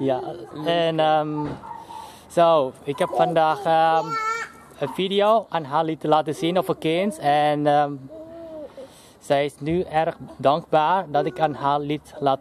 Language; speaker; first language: Dutch; non-native, local second language; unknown